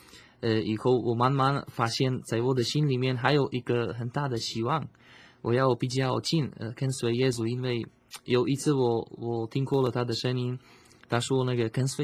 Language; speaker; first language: Chinese; non-native, fluent; Slovak